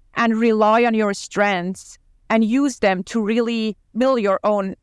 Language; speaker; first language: English; non-native, fluent; Persian